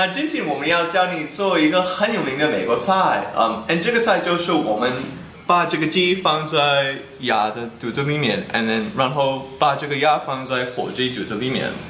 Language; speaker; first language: Chinese; non-native, fluent; English